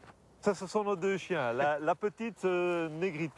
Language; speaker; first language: French; native; French